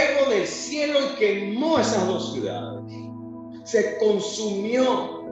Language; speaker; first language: Spanish; native; Spanish